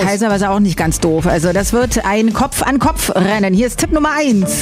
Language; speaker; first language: German; native; German